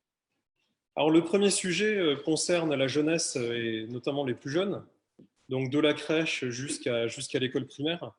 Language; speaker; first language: French; native; French